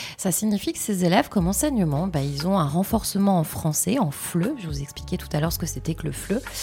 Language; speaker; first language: French; native; French